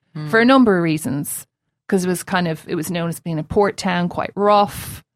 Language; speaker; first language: English; native; English